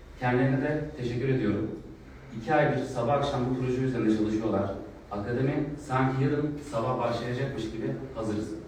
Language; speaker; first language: Turkish; native; Turkish